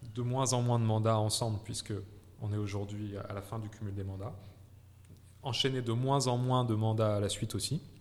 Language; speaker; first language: French; native; French